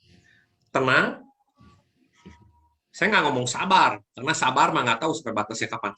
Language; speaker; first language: Indonesian; native; Indonesian